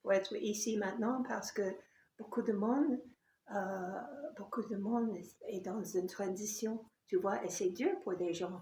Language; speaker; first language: French; non-native, fluent; English